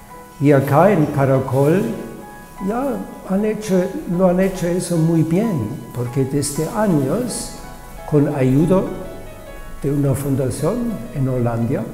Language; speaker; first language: Spanish; non-native, fluent; German